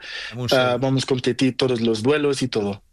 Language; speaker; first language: Spanish; non-native, learner; Portuguese